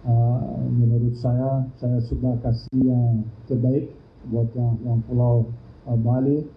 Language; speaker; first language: Indonesian; non-native, fluent; Thai